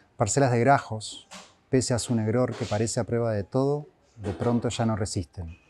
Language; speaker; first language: Spanish; native; Spanish